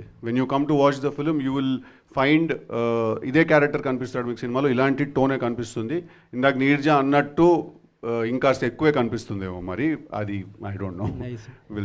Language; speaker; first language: Telugu; native; Telugu